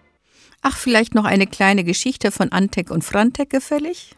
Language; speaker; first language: German; native; German